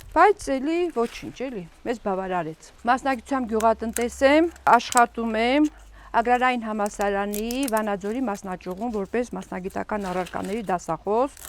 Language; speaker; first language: Armenian; native; Armenian